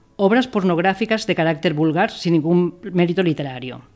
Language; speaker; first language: Spanish; non-native, local second language; Catalan